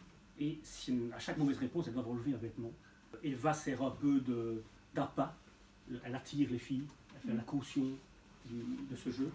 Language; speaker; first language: French; native; French